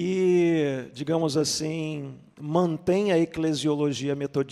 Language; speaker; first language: Portuguese; native; Portuguese